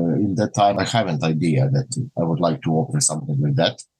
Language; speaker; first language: English; non-native, learner; Croatian